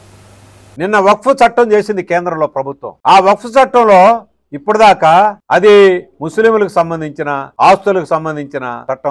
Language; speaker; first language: Telugu; native; Telugu